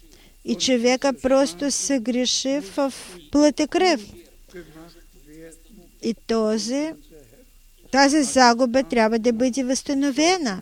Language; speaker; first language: Bulgarian; non-native, fluent; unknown